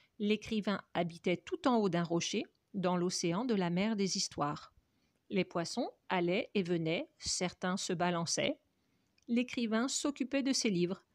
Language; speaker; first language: French; native; French